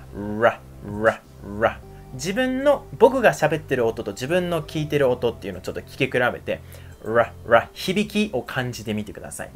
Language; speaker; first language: Japanese; native; Japanese